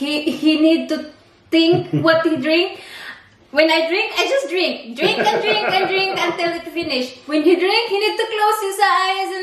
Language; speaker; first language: English; non-native, learner; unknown